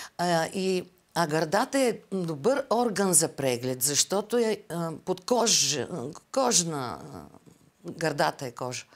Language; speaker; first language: Bulgarian; native; Bulgarian